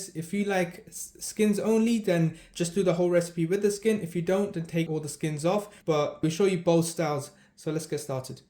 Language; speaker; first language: English; early bilingual, other home language; Tamil